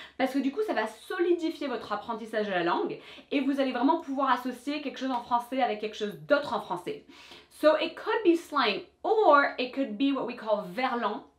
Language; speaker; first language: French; non-native, fluent; English